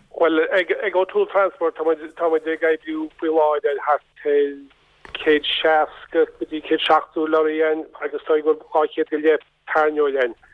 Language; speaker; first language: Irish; native; Irish